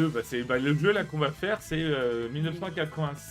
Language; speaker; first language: French; native; French